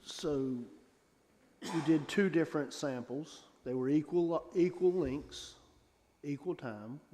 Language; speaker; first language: English; native; English